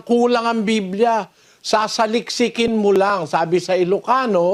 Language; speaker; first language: Filipino; native; Filipino